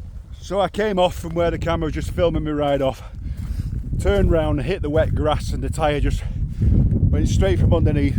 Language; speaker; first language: English; native; English